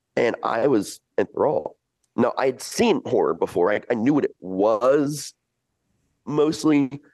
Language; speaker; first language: English; early bilingual, other home language; Italian